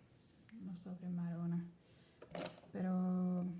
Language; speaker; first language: Italian; non-native, learner; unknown